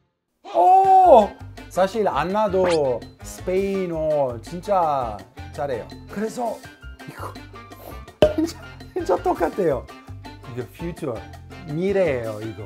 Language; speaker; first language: Korean; non-native, learner; Italian